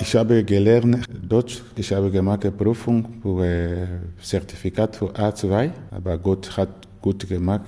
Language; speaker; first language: German; non-native, learner; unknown